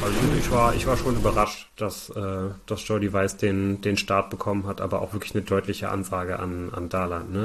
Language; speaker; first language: German; native; German